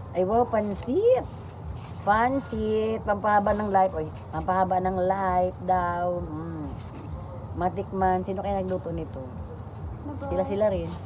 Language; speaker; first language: Filipino; non-native, local second language; Bikol